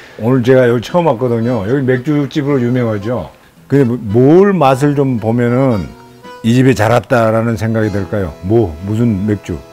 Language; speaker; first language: Korean; native; Korean